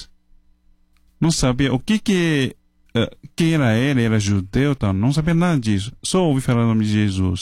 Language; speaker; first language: Portuguese; non-native, fluent; Chinese